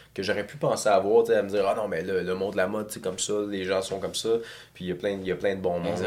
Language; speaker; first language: French; native; French